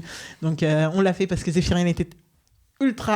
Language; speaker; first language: French; native; French